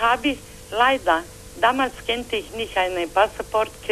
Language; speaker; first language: German; non-native, fluent; Croatian